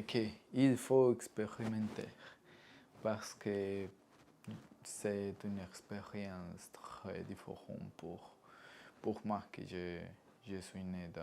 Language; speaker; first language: French; non-native, learner; Spanish